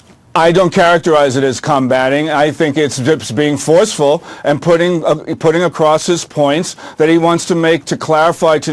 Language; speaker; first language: English; native; English